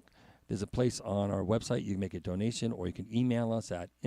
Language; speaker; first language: English; native; English